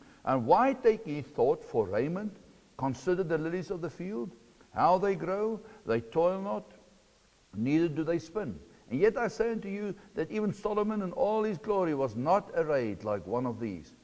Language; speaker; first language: English; non-native, local second language; Afrikaans